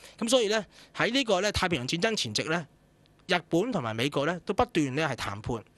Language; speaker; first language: Cantonese; native; Cantonese